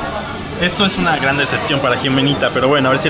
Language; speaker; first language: Spanish; native; Spanish